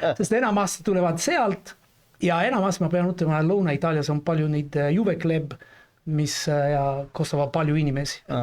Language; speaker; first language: Estonian; non-native, fluent; Italian